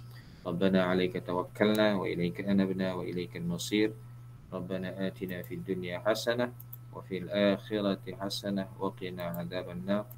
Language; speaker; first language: Arabic; non-native, fluent; Malay